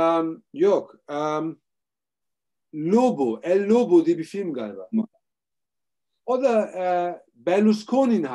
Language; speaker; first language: Turkish; early bilingual, heritage; Turkish